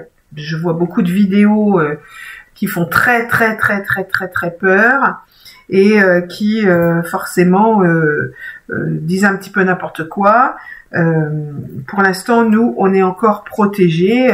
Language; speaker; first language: French; native; French